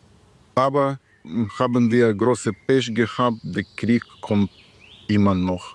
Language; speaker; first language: German; non-native, learner; Ukrainian